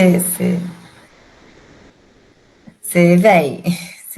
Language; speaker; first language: French; non-native, learner; Portuguese